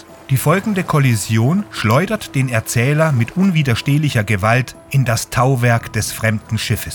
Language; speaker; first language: German; native; German